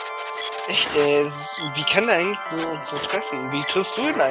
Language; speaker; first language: German; native; German